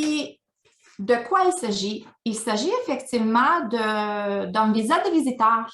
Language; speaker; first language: French; non-native, fluent; Ukrainian